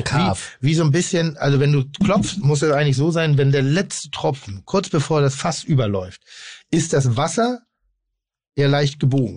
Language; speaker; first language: German; native; German